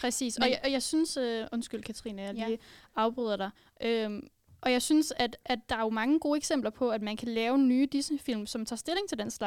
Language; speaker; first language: Danish; native; Danish